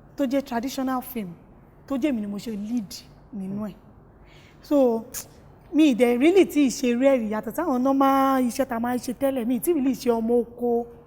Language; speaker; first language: Yoruba; native; Yoruba